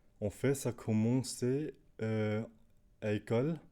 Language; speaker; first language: French; non-native, learner; Danish